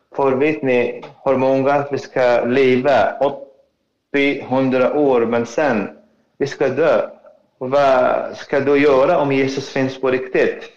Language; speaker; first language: Swedish; non-native, fluent; Arabic